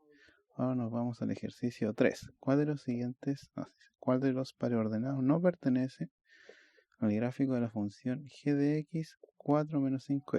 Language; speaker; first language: Spanish; native; Spanish